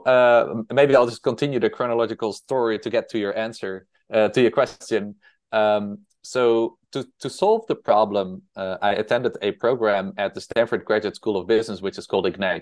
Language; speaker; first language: English; non-native, fluent; Dutch